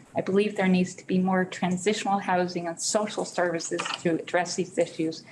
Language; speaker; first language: English; native; English